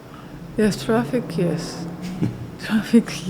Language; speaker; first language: English; non-native, learner; Japanese